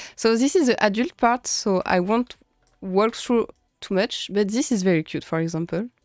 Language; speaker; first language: English; non-native, fluent; French